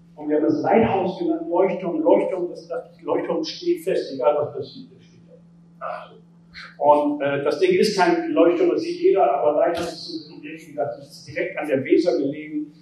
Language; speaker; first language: German; native; German